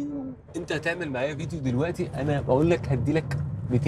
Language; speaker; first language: Arabic; native; Arabic